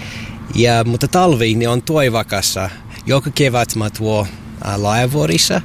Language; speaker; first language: Finnish; non-native, learner; English